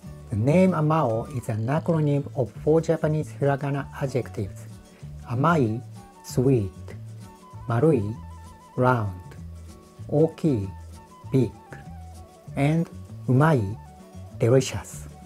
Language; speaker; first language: English; non-native, fluent; Japanese